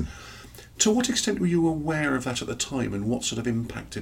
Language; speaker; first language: English; native; English